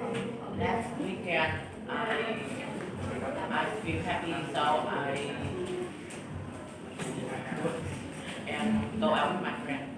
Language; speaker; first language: English; non-native, learner; Vietnamese